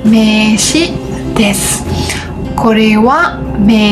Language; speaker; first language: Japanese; non-native, fluent; Burmese